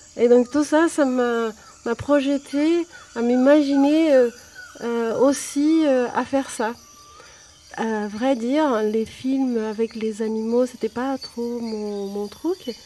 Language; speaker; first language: French; non-native, fluent; Portuguese